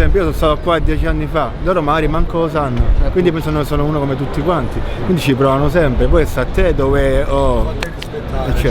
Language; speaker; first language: Italian; native; Italian